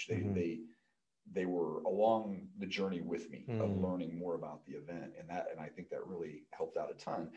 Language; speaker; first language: English; native; English